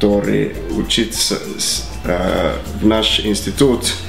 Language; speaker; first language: Russian; non-native, learner; Finnish